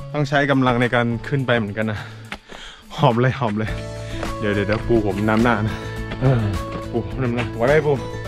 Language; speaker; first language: Thai; non-native, local second language; Karen languages